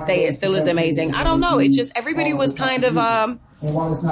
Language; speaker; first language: English; native; English